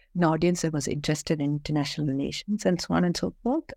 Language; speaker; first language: English; non-native, local second language; Malayalam